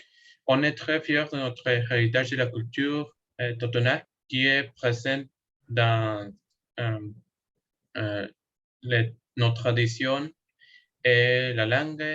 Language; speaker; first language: French; non-native, learner; Spanish